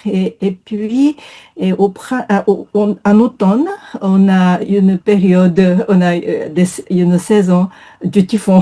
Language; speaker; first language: French; non-native, fluent; Japanese